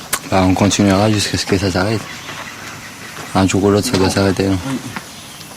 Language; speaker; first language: French; non-native, learner; Spanish